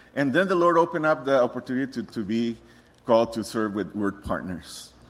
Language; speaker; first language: English; non-native, fluent; Spanish